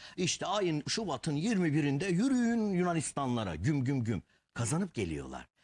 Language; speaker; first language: Turkish; native; Turkish